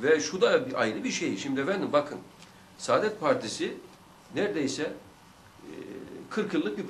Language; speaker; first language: Turkish; native; Turkish